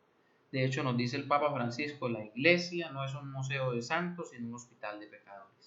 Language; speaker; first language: Spanish; native; Spanish